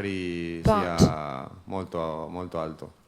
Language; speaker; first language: Italian; non-native, learner; Spanish